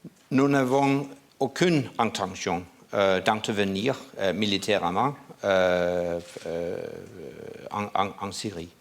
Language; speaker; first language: French; non-native, learner; Danish